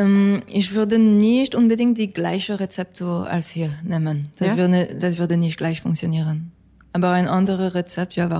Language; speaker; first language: German; non-native, fluent; English